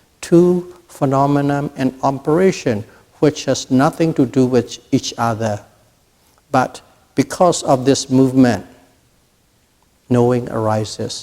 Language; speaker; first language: English; non-native, fluent; Burmese